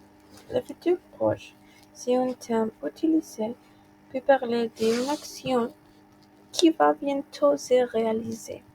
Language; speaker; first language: French; non-native, fluent; Spanish